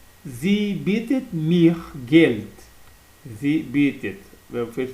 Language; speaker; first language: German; non-native, learner; Portuguese